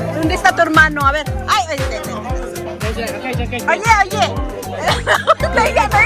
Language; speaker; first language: Spanish; non-native, fluent; Filipino